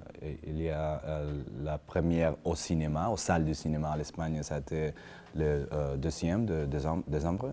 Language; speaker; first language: French; non-native, learner; Spanish